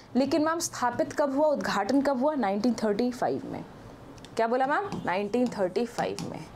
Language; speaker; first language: Hindi; native; Hindi